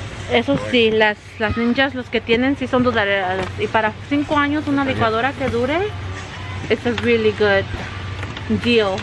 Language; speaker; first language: Spanish; early bilingual, heritage; Spanish